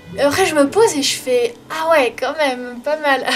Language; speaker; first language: French; native; French